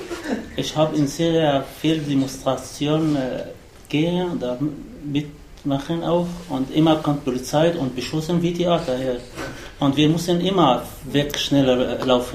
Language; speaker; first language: German; non-native, learner; Arabic